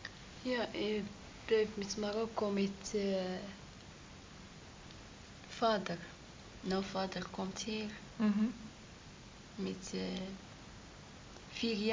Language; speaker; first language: Dutch; non-native, learner; Arabic